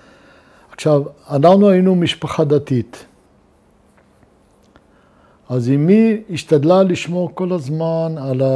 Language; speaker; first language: Hebrew; non-native, fluent; Luxembourgish